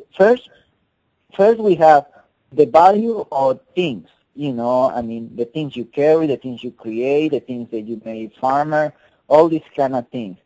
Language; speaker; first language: English; non-native, fluent; Spanish